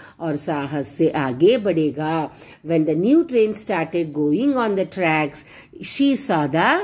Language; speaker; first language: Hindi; non-native, local second language; Telugu